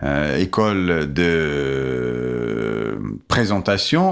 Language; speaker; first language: French; non-native, fluent; Russian